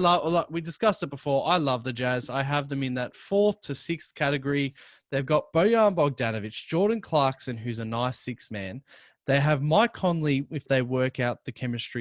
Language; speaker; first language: English; native; English